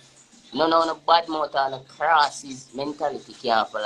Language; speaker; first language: English; native; English